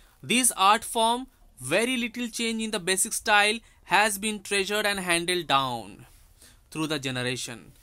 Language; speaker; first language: English; non-native, local second language; Bangla